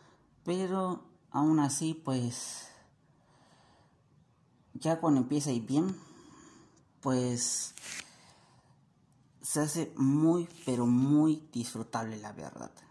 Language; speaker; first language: Spanish; native; Spanish